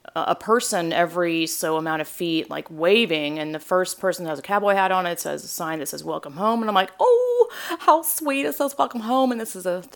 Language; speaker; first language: English; native; English